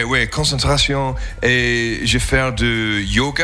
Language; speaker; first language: French; non-native, learner; English